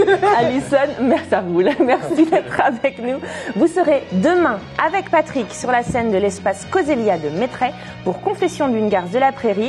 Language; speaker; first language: French; native; French